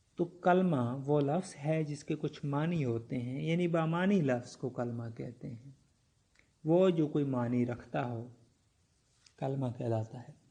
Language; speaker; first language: Urdu; non-native, local second language; Pashto